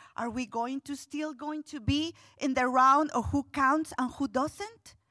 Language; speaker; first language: English; non-native, fluent; Spanish